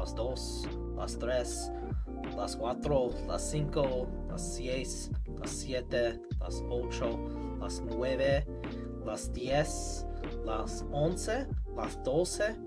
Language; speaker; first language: Spanish; non-native, learner; English